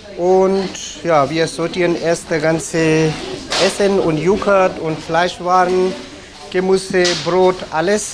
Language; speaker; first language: German; non-native, fluent; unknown